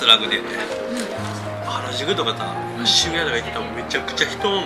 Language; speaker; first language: Japanese; native; Japanese